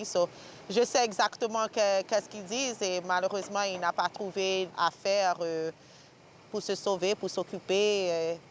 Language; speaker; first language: French; early bilingual, heritage; French